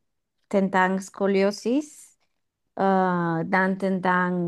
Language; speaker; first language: Indonesian; non-native, learner; English